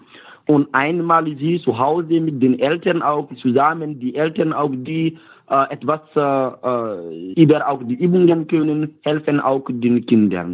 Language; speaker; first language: German; non-native, learner; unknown